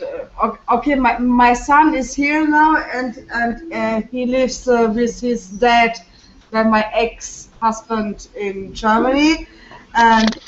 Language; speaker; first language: English; non-native, learner; French